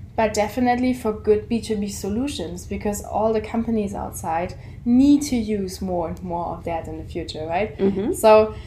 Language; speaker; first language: English; non-native, fluent; German